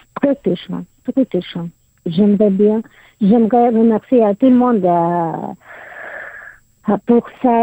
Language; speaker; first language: French; non-native, learner; Arabic